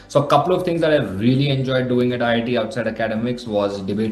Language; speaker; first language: English; non-native, local second language; Telugu